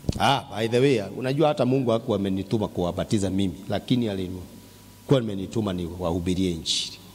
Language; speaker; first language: Swahili; non-native, local second language; Kikuyu